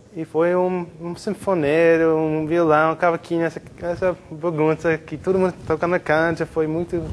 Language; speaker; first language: Portuguese; non-native, learner; English